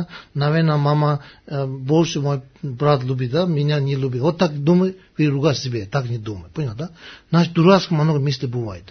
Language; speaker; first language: Russian; non-native, learner; Tibetan